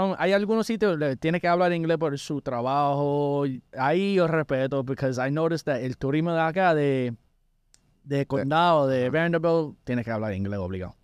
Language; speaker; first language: Spanish; non-native, fluent; English